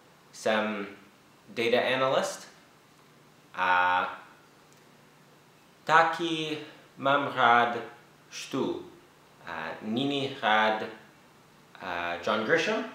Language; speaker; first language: Czech; non-native, learner; English